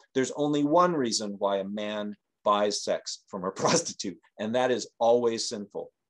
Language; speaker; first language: English; native; English